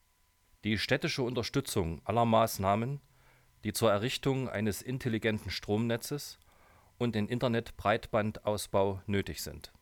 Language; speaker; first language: German; native; German